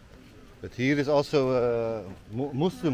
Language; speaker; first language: English; non-native, learner; Turkish